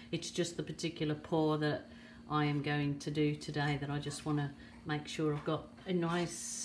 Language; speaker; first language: English; native; English